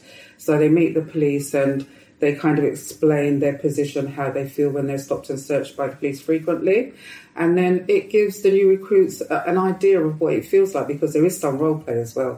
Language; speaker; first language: English; native; English